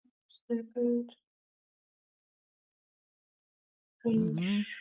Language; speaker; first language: English; non-native, learner; Russian